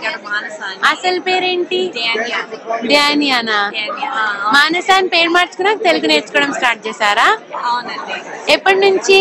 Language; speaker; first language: Telugu; native; Telugu